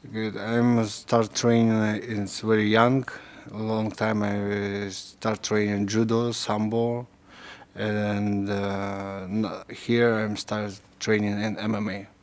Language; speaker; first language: English; non-native, learner; Russian